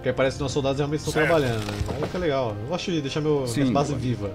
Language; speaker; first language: Portuguese; native; Portuguese